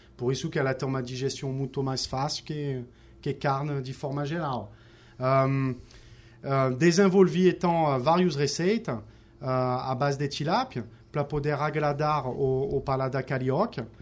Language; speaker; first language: Portuguese; non-native, fluent; French